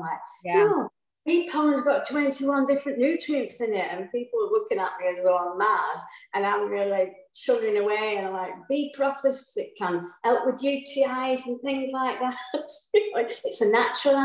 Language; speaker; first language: English; native; English